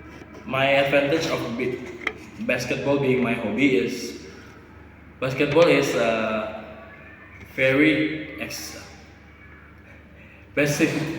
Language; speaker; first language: English; non-native, learner; Indonesian